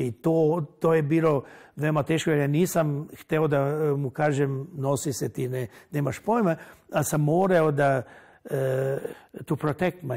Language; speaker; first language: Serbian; non-native, local second language; Hungarian